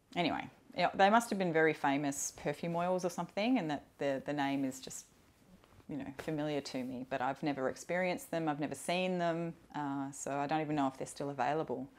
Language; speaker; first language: English; native; English